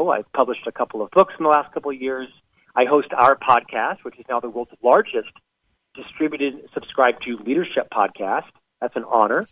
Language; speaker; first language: English; native; English